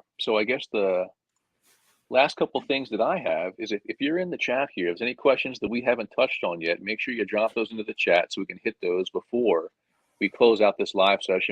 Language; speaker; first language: English; native; English